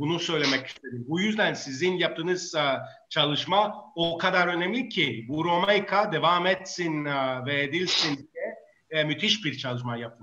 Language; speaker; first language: Turkish; non-native, fluent; Greek